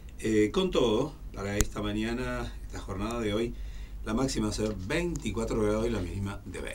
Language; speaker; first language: Spanish; native; Spanish